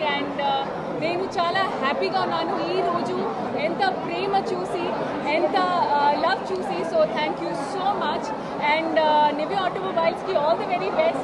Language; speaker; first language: Telugu; non-native, fluent; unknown